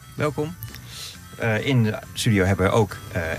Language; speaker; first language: Dutch; native; Dutch